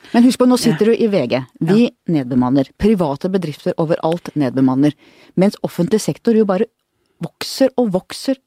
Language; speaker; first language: Norwegian; native; Norwegian